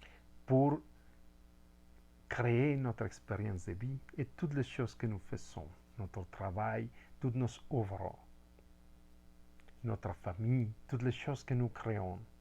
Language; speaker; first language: French; non-native, fluent; Spanish